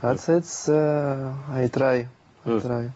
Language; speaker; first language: English; non-native, learner; Russian